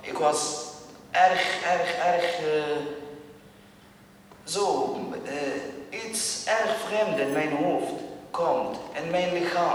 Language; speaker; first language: Dutch; non-native, learner; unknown